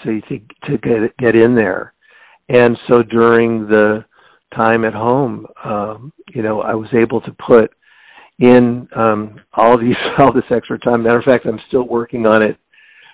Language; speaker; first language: English; native; English